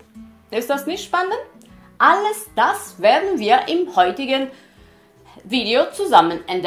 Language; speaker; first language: German; non-native, fluent; Italian